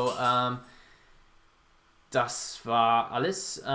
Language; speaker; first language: German; non-native, fluent; English